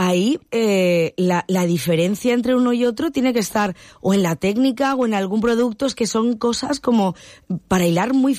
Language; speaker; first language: Spanish; native; Spanish